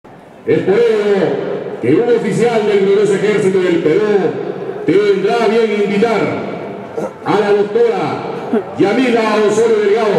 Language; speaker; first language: Spanish; native; Spanish